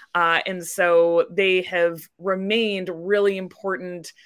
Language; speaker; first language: English; native; English